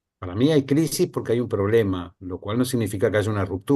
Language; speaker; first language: Spanish; native; Spanish